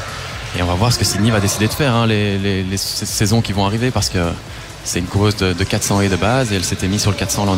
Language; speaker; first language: French; native; French